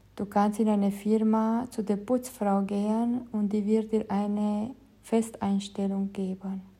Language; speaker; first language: German; non-native, fluent; Romanian